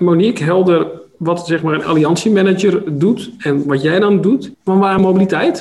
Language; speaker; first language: Dutch; native; Dutch